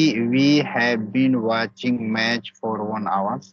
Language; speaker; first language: English; non-native, learner; Hindi